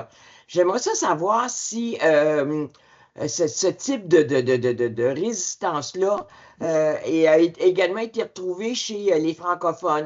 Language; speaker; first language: French; native; French